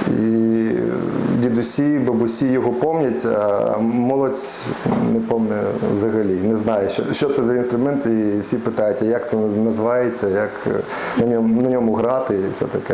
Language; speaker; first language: Ukrainian; non-native, local second language; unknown